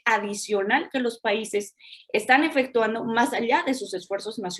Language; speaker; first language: Spanish; native; Spanish